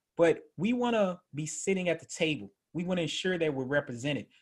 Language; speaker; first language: English; native; English